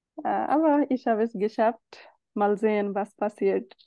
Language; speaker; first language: German; non-native, fluent; Bangla